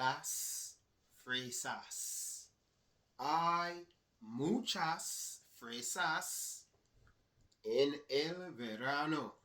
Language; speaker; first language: Spanish; non-native, learner; English